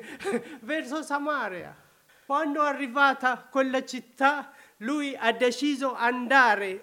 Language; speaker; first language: Italian; non-native, learner; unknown